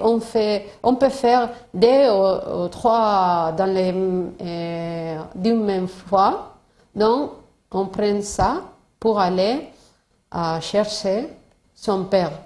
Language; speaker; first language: French; non-native, learner; Spanish